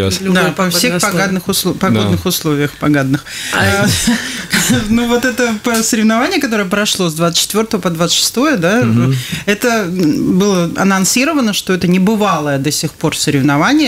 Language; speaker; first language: Russian; native; Russian